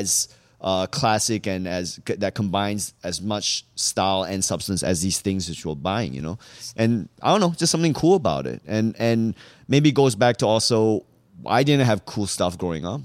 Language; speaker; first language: English; native; English